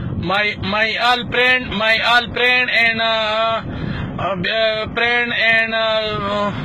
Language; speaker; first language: English; non-native, learner; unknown